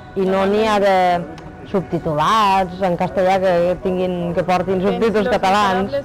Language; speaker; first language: Catalan; non-native, fluent; German